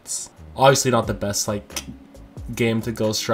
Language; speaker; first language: English; native; English